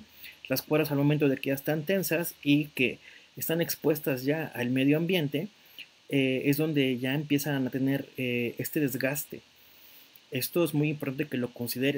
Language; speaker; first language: Spanish; native; Spanish